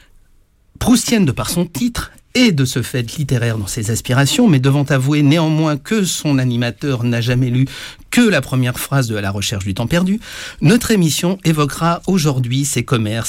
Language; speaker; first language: French; native; French